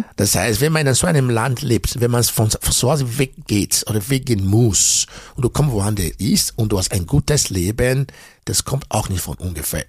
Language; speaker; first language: German; non-native, fluent; Bini